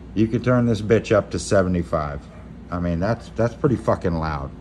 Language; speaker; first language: English; native; English